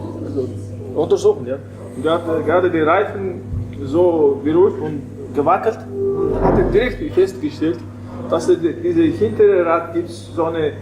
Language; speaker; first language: German; non-native, learner; Mongolian